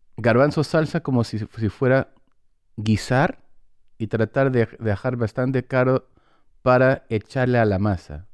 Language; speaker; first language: Spanish; early bilingual, heritage; English